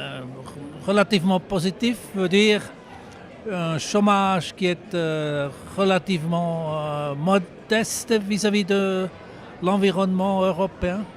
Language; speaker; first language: French; non-native, local second language; German